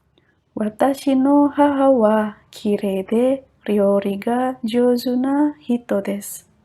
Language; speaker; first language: Japanese; non-native, fluent; Indonesian